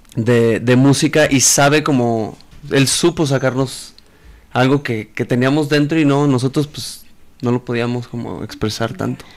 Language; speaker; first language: Spanish; native; Spanish